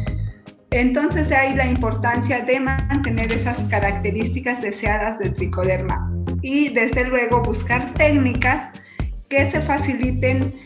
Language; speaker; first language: Spanish; native; Spanish